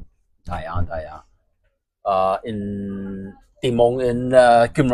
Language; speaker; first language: Welsh; non-native, learner; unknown